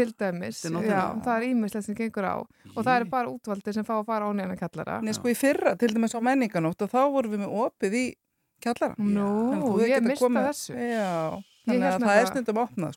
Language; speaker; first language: Icelandic; native; Icelandic